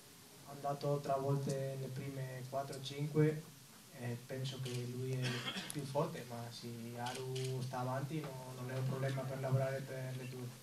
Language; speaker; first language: Italian; non-native, learner; Spanish